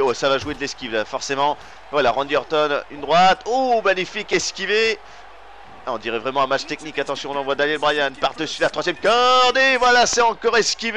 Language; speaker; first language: French; native; French